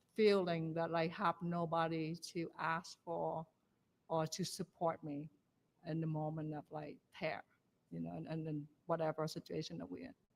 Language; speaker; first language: English; non-native, learner; Vietnamese